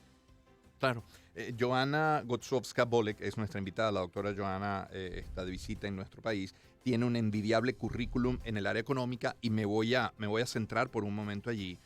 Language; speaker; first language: Spanish; native; Spanish